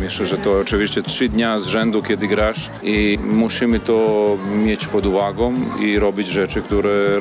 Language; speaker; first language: Polish; non-native, learner; Serbian